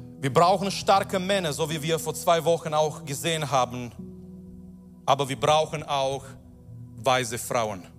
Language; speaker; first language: German; non-native, fluent; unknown